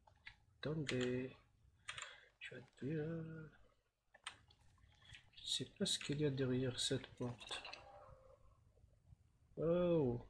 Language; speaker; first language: French; non-native, learner; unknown